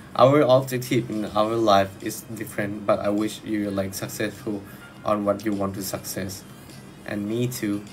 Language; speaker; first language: English; non-native, learner; Thai